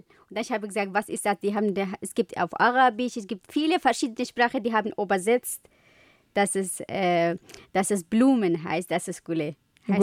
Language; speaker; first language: German; non-native, learner; Kurdish